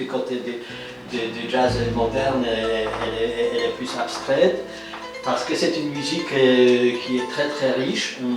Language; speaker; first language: French; non-native, fluent; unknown